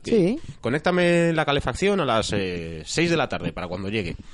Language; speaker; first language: Spanish; native; Spanish